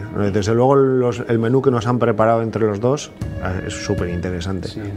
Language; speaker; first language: Spanish; native; Spanish